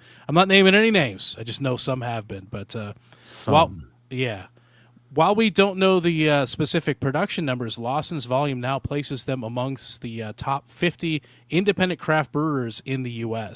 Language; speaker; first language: English; native; English